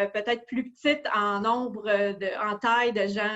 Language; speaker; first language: French; native; French